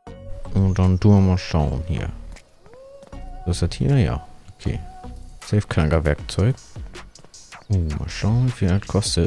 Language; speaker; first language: German; native; German